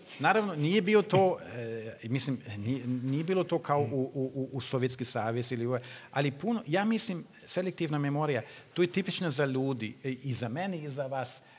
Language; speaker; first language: Serbian; non-native, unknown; German